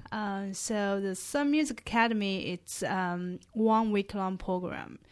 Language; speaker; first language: English; non-native, fluent; Chinese